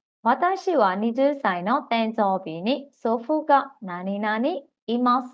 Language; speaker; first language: Japanese; non-native, fluent; Burmese